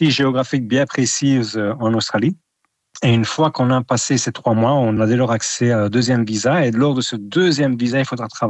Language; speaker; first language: French; native; French